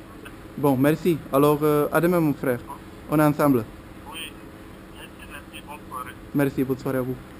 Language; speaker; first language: French; non-native, fluent; Czech